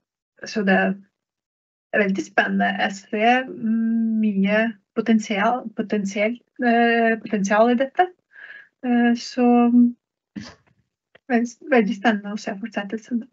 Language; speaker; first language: Norwegian; non-native, fluent; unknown